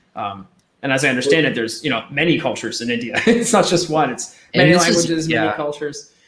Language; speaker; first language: English; native; English